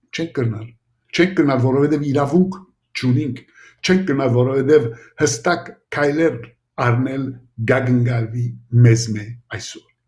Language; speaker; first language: Armenian; early bilingual, heritage; Armenian